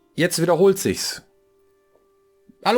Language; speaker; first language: German; native; German